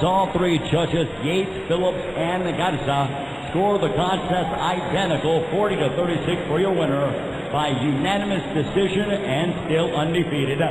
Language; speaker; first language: English; native; English